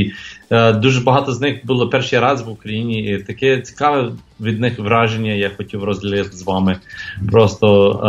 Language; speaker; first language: Ukrainian; early bilingual, heritage; English